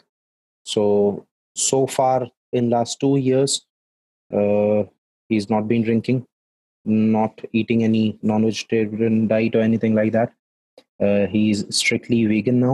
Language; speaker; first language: English; non-native, local second language; Hindi